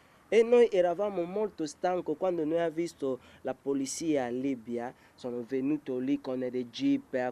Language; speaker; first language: Italian; non-native, learner; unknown